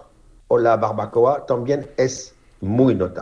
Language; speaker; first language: Spanish; non-native, fluent; French